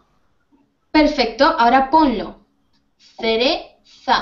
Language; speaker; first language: Spanish; native; Spanish